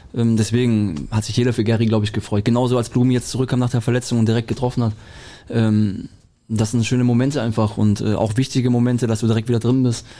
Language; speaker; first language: German; native; German